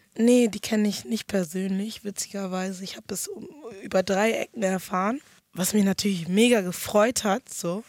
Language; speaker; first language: German; early bilingual, other home language; Akan